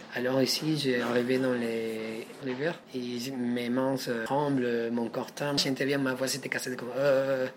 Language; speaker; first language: French; non-native, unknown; Spanish